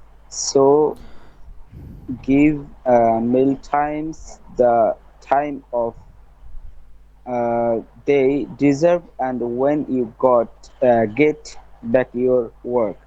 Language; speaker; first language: English; non-native, learner; Bangla